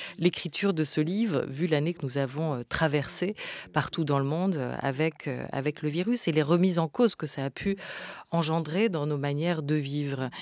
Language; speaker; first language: French; native; French